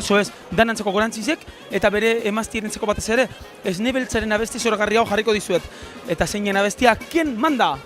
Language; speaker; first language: Basque; native; Basque